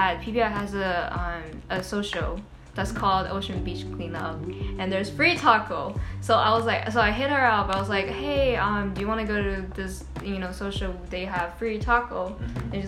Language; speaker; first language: English; non-native, local second language; Cantonese